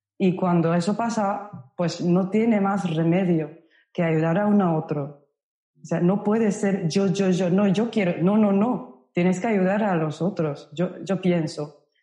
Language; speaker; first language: Spanish; non-native, fluent; Japanese